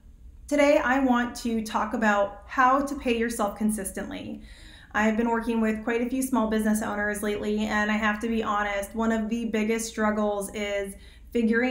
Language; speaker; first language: English; native; English